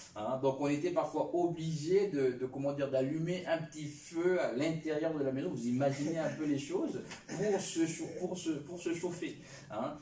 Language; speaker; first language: French; non-native, local second language; Lingala